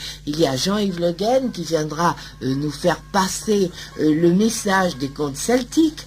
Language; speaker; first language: French; native; French